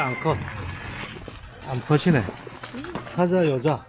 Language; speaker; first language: Korean; native; Korean